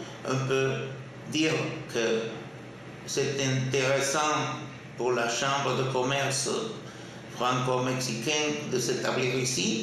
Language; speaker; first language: French; non-native, fluent; Spanish